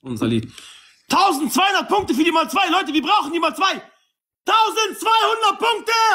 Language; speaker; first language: German; non-native, local second language; Arabic